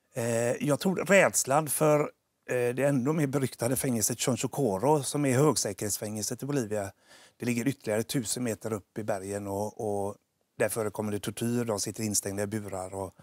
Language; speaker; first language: Swedish; native; Swedish